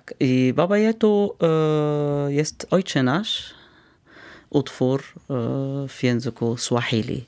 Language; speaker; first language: Polish; non-native, fluent; Arabic